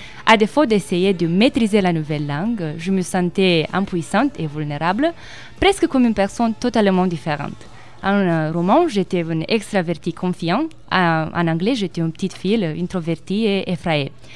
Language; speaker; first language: French; non-native, learner; Romanian